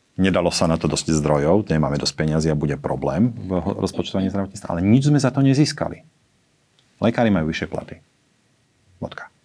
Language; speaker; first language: Slovak; native; Slovak